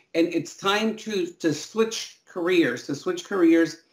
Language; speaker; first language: English; early bilingual, other home language; Spanish